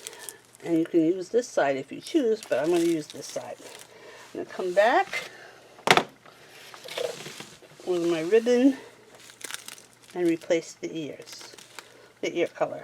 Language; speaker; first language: English; native; English